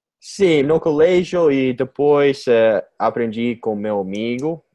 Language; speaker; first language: Portuguese; non-native, learner; English